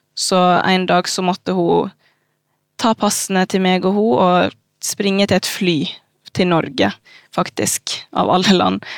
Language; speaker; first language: Norwegian; early bilingual, other home language; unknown